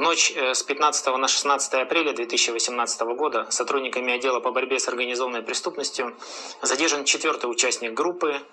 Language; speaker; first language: Russian; native; Russian